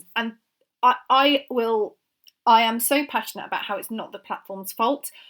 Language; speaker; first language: English; native; English